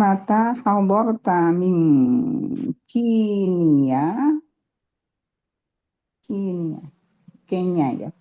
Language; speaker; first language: Arabic; non-native, learner; Indonesian